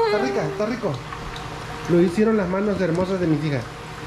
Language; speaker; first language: Spanish; native; Spanish